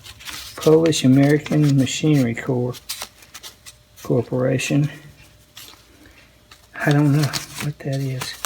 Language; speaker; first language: English; native; English